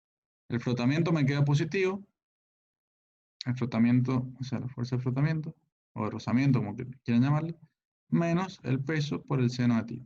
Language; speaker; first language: Spanish; native; Spanish